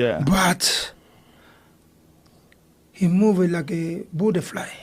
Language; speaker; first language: English; non-native, learner; Spanish